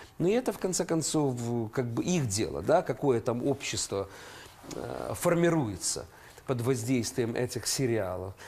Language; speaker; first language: Russian; non-native, local second language; Ukrainian